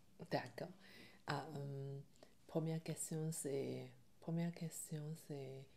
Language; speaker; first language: French; non-native, learner; Chinese